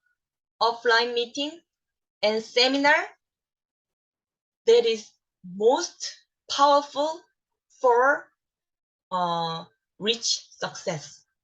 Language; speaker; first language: English; non-native, learner; Korean